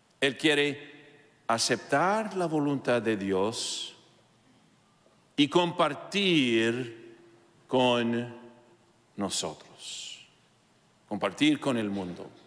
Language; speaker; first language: Spanish; non-native, fluent; English